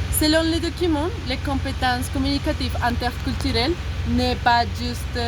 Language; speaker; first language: French; non-native, learner; Spanish